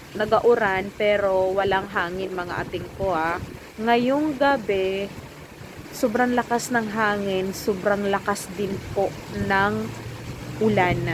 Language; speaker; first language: Filipino; non-native, local second language; Masbatenyo